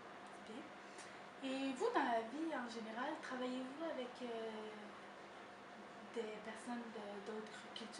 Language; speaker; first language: French; native; French